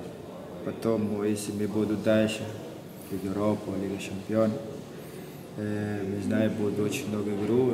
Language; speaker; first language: Russian; non-native, learner; Portuguese